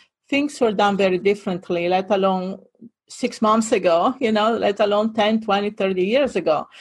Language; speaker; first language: English; non-native, fluent; Italian